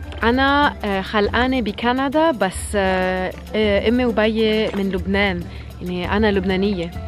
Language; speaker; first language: Arabic; early bilingual, heritage; French